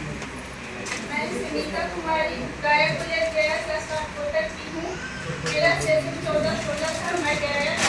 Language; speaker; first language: Hindi; native; Hindi